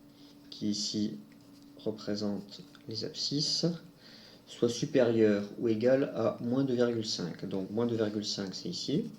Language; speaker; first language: French; native; French